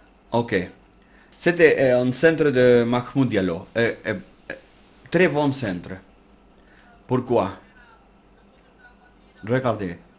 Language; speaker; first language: French; non-native, learner; Spanish